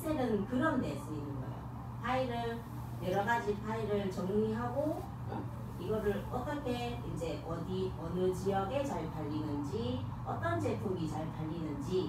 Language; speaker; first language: Korean; native; Korean